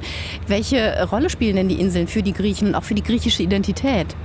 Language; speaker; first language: German; native; German